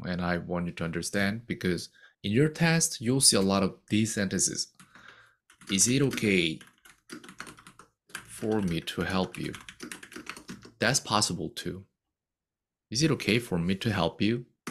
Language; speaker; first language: English; non-native, fluent; Korean